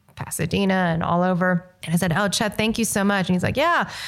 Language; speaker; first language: English; early bilingual, other home language; Chinese